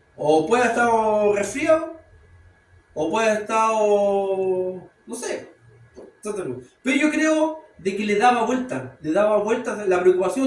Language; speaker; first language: Spanish; native; Spanish